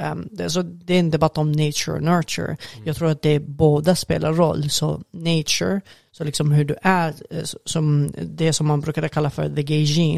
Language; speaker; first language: Swedish; non-native, fluent; Arabic